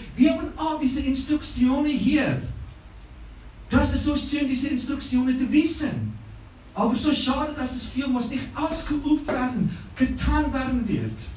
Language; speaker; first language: German; non-native, fluent; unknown